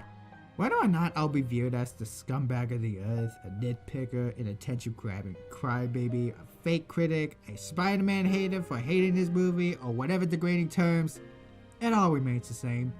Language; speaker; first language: English; native; English